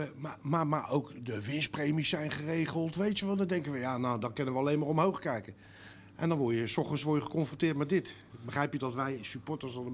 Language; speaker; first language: Dutch; native; Dutch